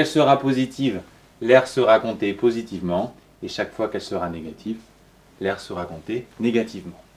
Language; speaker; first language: French; native; French